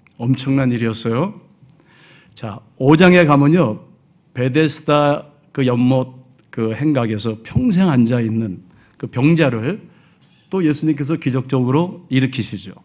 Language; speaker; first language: Korean; early bilingual, heritage; Korean